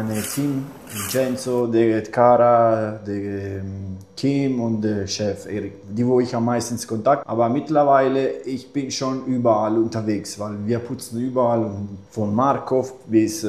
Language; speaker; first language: German; non-native, fluent; Italian